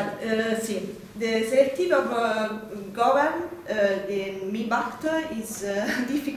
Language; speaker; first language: English; non-native, learner; Italian